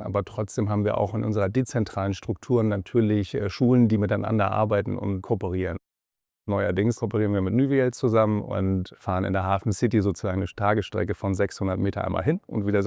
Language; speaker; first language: German; native; German